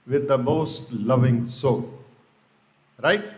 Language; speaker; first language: English; non-native, local second language; Punjabi